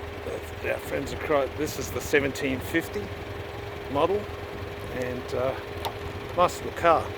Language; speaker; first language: English; native; English